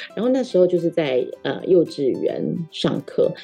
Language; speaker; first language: Chinese; non-native, local second language; Min Nan Chinese